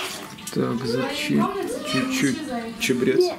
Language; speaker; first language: Russian; native; Russian